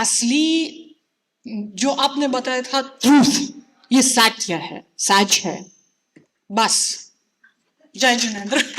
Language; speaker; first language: Hindi; non-native, fluent; Russian